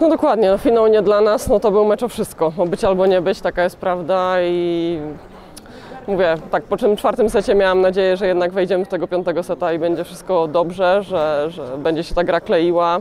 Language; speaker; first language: Polish; native; Polish